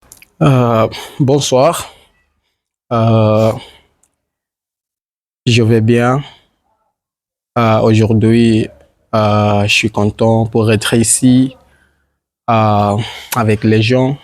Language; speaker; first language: French; non-native, learner; Swahili